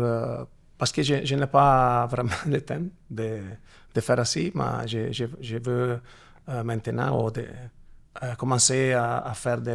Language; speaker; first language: French; non-native, learner; Italian